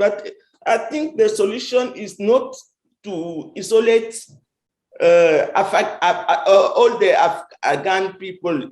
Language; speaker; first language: English; non-native, fluent; French